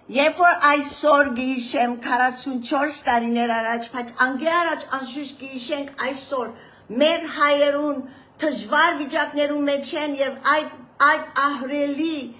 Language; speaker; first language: Armenian; native; Armenian